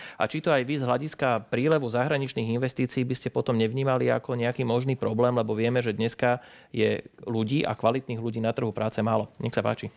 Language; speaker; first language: Slovak; native; Slovak